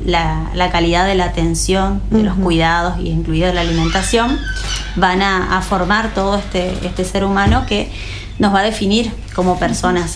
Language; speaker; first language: Spanish; native; Spanish